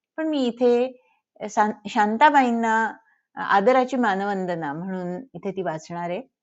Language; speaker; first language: Marathi; early bilingual, heritage; Marathi